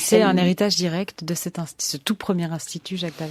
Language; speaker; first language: French; native; French